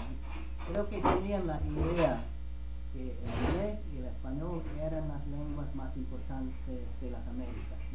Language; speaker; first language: Spanish; non-native, fluent; English